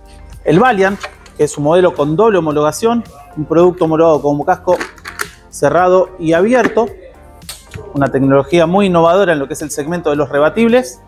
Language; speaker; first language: Spanish; native; Spanish